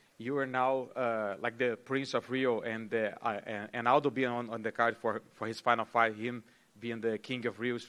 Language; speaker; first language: English; non-native, fluent; Portuguese